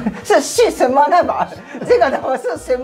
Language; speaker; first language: Chinese; non-native, learner; Japanese